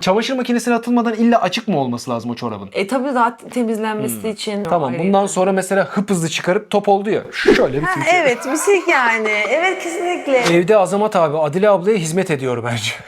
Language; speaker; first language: Turkish; native; Turkish